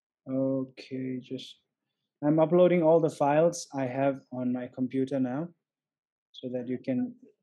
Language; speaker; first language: English; non-native, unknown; Thai